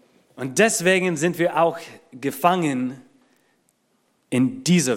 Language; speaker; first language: German; non-native, fluent; English